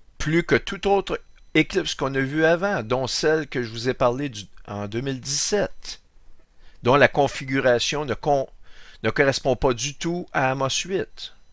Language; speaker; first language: French; native; French